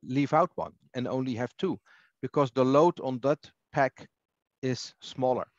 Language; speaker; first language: English; non-native, fluent; Dutch